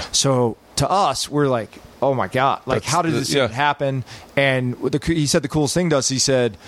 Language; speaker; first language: English; native; English